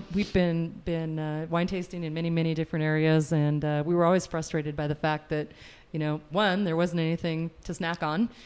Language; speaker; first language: English; native; English